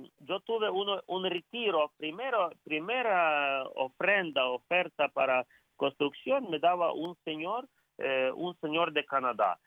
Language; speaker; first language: Spanish; non-native, fluent; Ukrainian